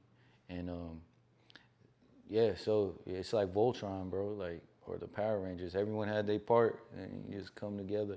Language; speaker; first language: English; native; English